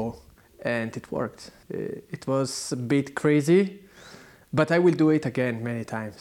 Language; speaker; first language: English; non-native, learner; Italian